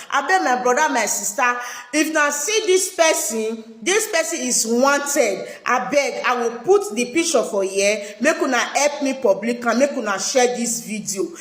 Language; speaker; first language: Nigerian Pidgin; native; Nigerian Pidgin